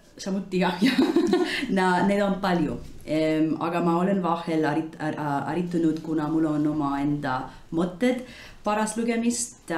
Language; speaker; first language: Estonian; non-native, learner; English